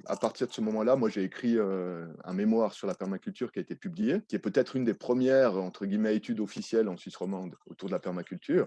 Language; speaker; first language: French; native; French